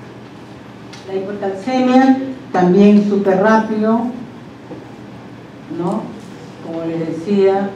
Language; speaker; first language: Spanish; native; Spanish